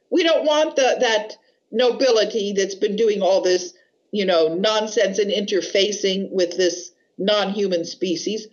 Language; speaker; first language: English; native; English